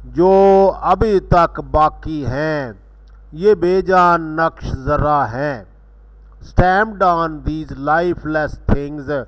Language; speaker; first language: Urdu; non-native, local second language; Punjabi